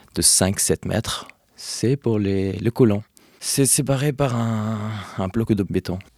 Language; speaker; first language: French; non-native, fluent; Arabic